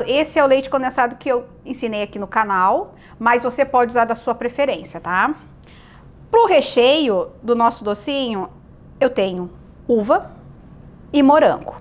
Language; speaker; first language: Portuguese; native; Portuguese